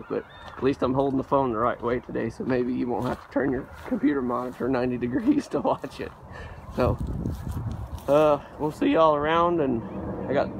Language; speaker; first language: English; native; English